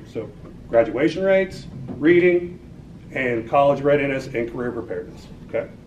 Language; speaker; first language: English; native; English